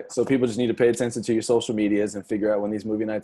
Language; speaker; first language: English; native; English